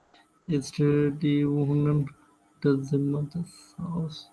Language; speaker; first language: German; non-native, learner; Urdu